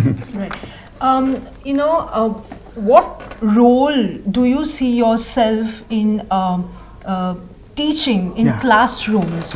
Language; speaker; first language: English; non-native, local second language; Bangla